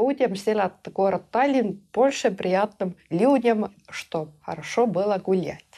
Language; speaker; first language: Russian; non-native, local second language; Estonian